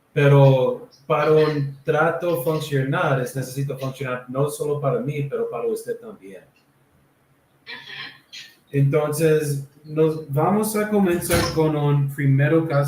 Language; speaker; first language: Spanish; non-native, learner; English